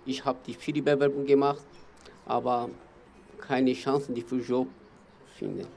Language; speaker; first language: German; non-native, learner; Kurdish